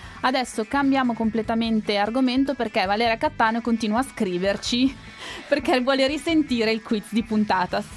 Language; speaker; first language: Italian; native; Italian